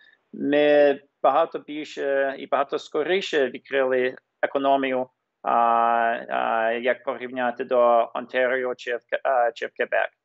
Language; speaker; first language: Ukrainian; early bilingual, heritage; English